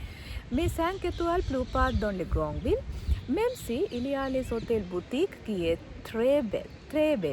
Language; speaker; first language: French; non-native, learner; Sinhala